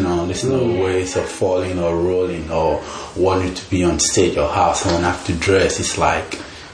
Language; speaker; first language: English; non-native, local second language; Ga